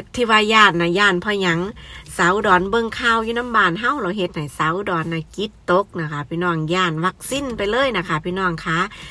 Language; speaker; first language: Thai; native; Thai